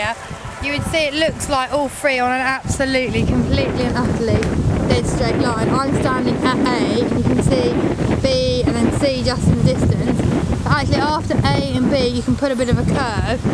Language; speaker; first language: English; native; English